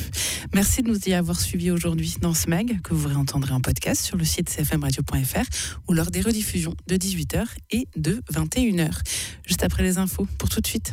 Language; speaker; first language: French; native; French